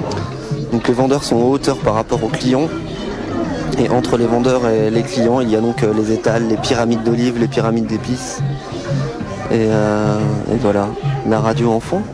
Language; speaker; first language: French; native; French